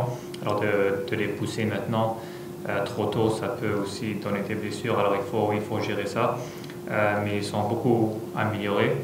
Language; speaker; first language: French; non-native, fluent; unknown